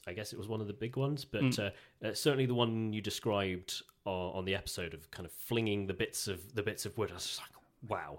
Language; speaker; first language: English; native; English